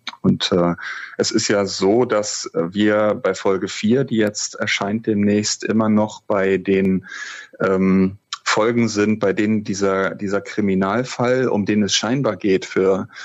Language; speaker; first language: German; native; German